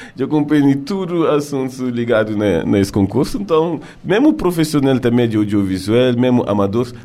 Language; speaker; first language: Portuguese; early bilingual, heritage; French